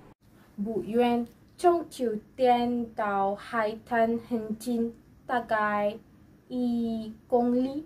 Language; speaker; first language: Chinese; non-native, learner; Malay